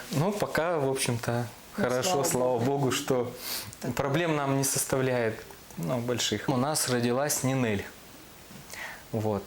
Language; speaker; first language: Russian; native; Russian